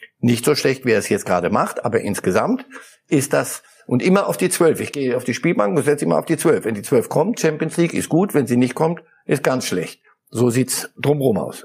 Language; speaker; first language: German; early bilingual, other home language; Polish